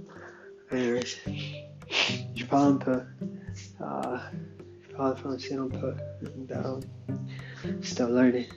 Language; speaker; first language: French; non-native, learner; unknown